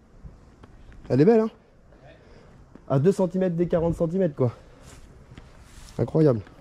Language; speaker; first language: French; native; French